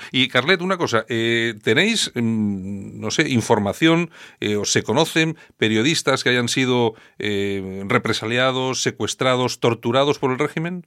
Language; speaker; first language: Spanish; native; Spanish